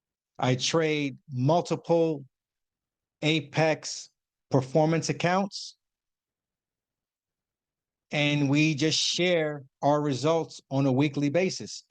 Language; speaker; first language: English; native; English